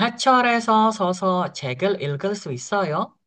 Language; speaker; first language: Korean; non-native, fluent; Indonesian